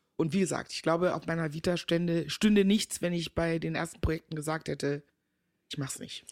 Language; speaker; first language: German; early bilingual, other home language; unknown